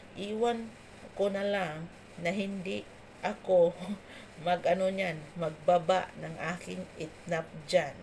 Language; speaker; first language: Filipino; non-native, local second language; Cebuano